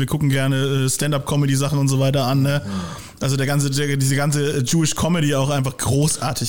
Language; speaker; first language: German; native; German